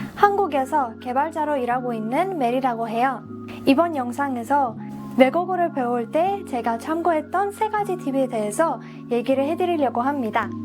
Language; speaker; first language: Korean; non-native, fluent; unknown